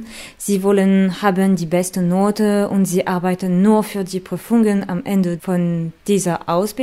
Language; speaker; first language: German; non-native, fluent; French